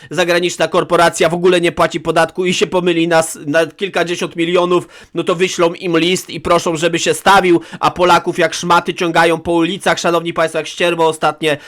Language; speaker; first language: Polish; native; Polish